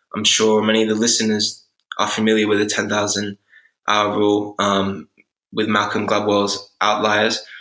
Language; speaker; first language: English; native; English